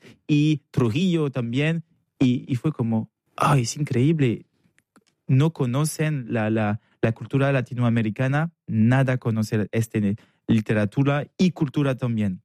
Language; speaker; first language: Spanish; non-native, learner; French